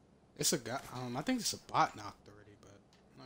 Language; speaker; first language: English; native; English